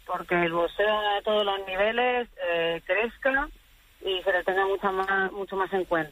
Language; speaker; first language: Spanish; native; Spanish